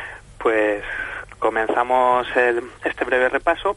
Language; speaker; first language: Spanish; native; Spanish